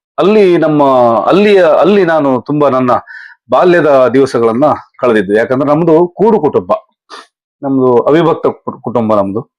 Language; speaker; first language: Kannada; native; Kannada